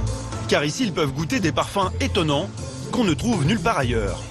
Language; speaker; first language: French; native; French